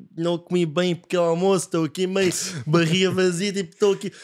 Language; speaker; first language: Portuguese; non-native, fluent; English